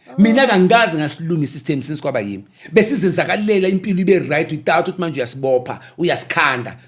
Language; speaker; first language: Zulu; non-native, local second language; Xhosa